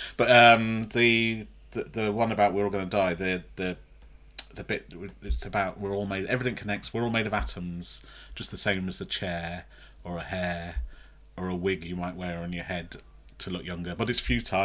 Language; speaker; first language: English; native; English